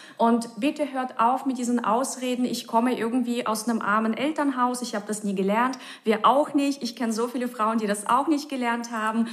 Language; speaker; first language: German; native; German